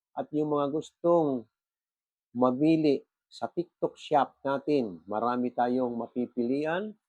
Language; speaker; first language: Filipino; non-native, local second language; Bikol